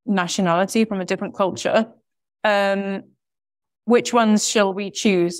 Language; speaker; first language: English; native; English